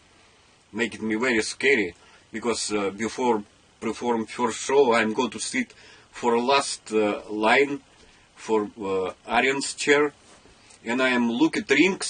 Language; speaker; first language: English; non-native, learner; Russian